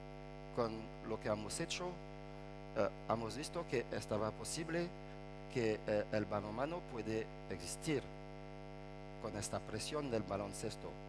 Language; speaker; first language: Spanish; non-native, fluent; French